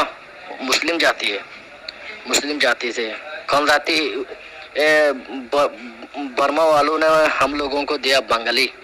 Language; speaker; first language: Hindi; non-native, learner; Rohingya